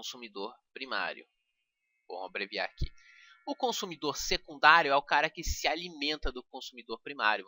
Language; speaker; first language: Portuguese; native; Portuguese